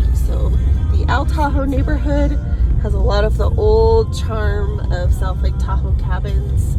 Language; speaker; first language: English; native; English